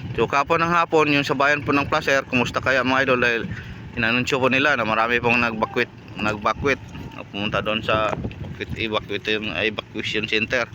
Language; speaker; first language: Filipino; non-native, local second language; Cebuano